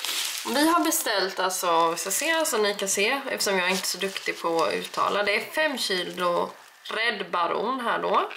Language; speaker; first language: Swedish; native; Swedish